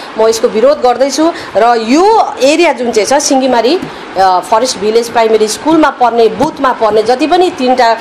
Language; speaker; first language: Nepali; native; Nepali